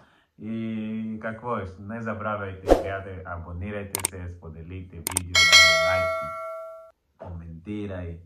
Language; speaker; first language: Bulgarian; non-native, learner; Portuguese